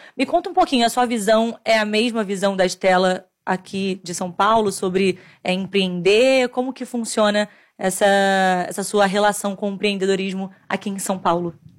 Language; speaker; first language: Portuguese; native; Portuguese